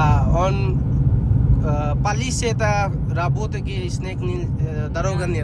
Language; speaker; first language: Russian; non-native, learner; Hindi